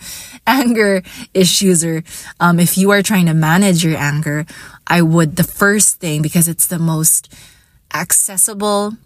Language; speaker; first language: English; non-native, local second language; Hiligaynon